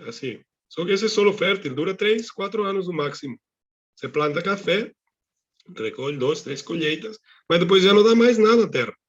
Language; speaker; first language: Portuguese; non-native, fluent; Catalan